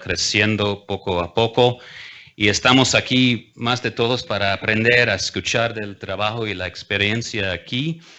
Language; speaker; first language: Spanish; non-native, fluent; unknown